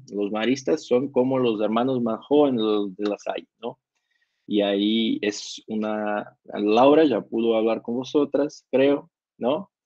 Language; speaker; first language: Spanish; non-native, learner; Portuguese